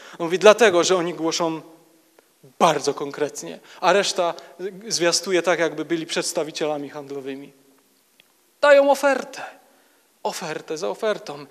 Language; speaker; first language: Polish; native; Polish